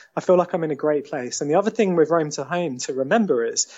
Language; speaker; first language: English; native; English